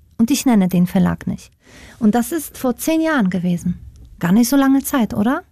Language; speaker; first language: German; non-native, fluent; Polish